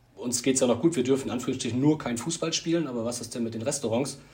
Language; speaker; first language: German; native; German